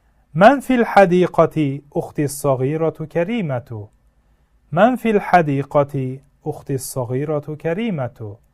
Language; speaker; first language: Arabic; non-native, fluent; Uzbek